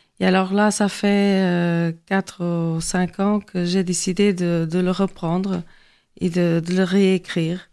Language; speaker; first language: French; non-native, fluent; Portuguese